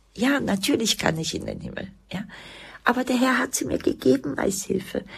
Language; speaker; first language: German; early bilingual, other home language; Croatian